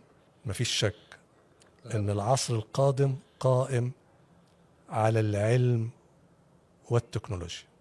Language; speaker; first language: Arabic; native; Arabic